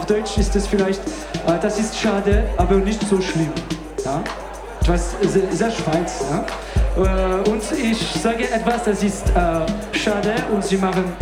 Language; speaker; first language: German; non-native, local second language; French